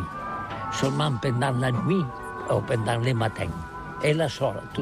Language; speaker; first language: French; non-native, learner; Catalan